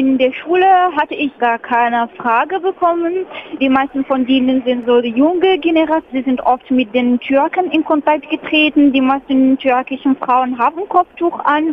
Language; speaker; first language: German; non-native, fluent; Arabic